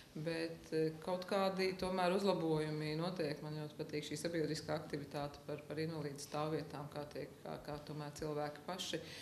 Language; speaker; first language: Latvian; native; Latvian